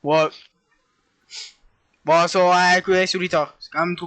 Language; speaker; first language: French; native; French